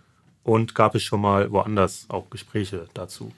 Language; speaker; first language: German; native; German